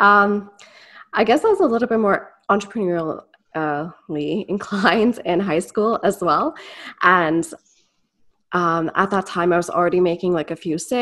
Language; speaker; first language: English; native; English